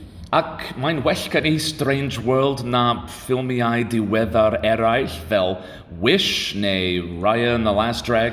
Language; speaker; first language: Welsh; non-native, learner; English